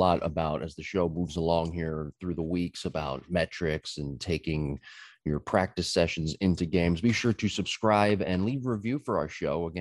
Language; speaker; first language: English; native; English